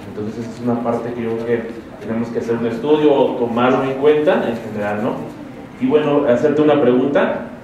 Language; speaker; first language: Spanish; native; Spanish